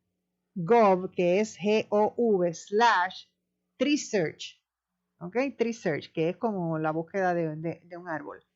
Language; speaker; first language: Spanish; native; Spanish